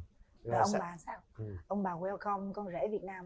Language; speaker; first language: Vietnamese; native; Vietnamese